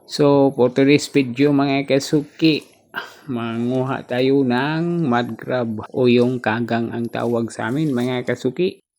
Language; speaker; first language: Filipino; non-native, local second language; Cebuano